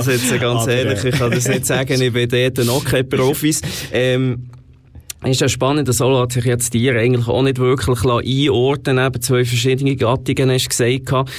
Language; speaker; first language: German; native; German